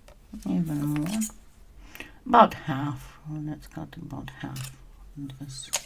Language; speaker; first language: English; non-native, fluent; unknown